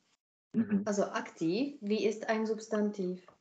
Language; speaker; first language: German; non-native, fluent; Czech